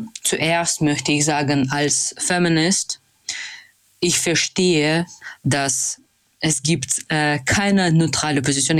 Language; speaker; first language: German; non-native, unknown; Russian